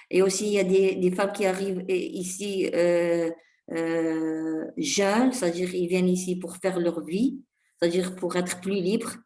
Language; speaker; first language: French; non-native, fluent; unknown